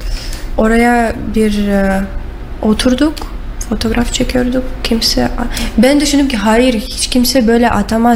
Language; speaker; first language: Turkish; non-native, learner; Russian